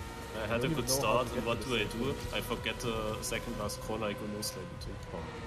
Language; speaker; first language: English; non-native, learner; German